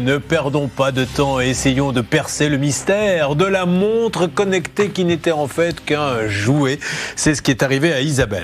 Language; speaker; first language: French; native; French